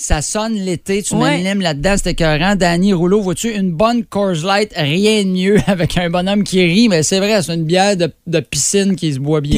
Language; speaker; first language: French; native; French